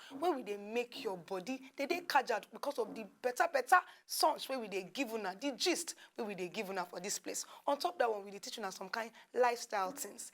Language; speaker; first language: Nigerian Pidgin; native; Nigerian Pidgin